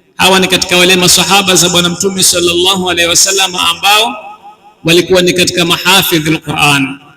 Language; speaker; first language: Swahili; native; Swahili